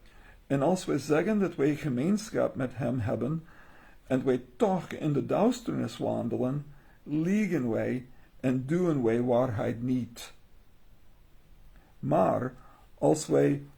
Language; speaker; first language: Dutch; non-native, learner; English